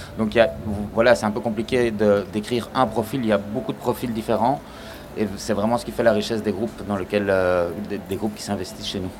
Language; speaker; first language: French; native; French